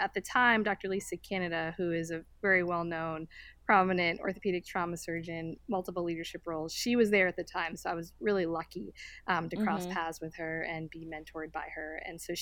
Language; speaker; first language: English; native; English